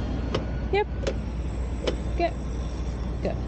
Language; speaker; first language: English; non-native, fluent; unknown